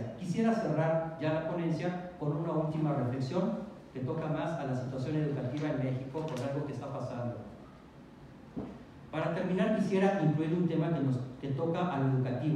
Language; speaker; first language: Spanish; native; Spanish